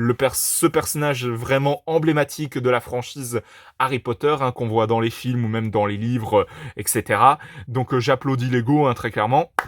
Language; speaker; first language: French; native; French